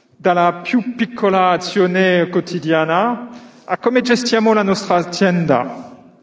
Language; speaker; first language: Italian; non-native, learner; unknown